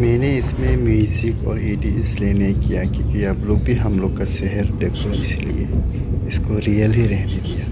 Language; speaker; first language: Hindi; non-native, local second language; Kok Borok